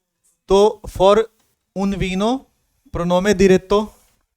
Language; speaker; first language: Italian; non-native, fluent; Hindi